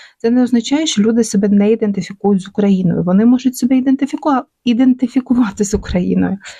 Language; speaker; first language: Ukrainian; non-native, local second language; Russian